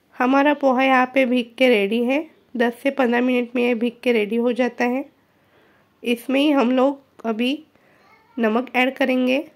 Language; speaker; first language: Hindi; non-native, local second language; Marathi